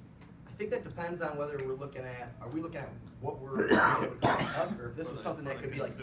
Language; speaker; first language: English; native; English